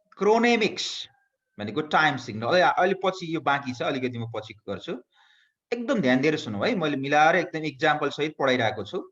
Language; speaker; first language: Nepali; native; Nepali